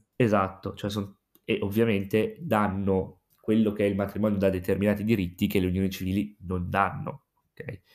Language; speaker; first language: Italian; native; Italian